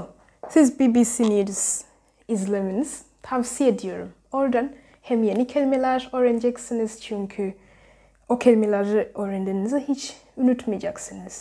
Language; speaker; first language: Turkish; non-native, learner; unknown